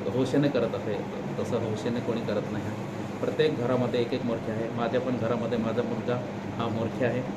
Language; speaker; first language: Marathi; non-native, local second language; Bhili